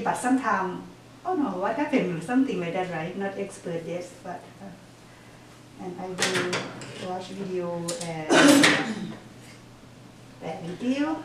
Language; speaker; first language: English; non-native, learner; Thai